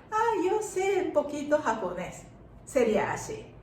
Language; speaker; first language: Spanish; non-native, fluent; Japanese